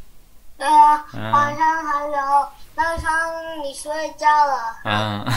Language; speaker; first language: Chinese; early bilingual, heritage; Chinese